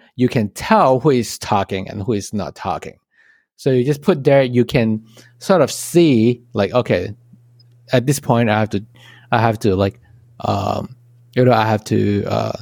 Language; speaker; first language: English; non-native, local second language; Chinese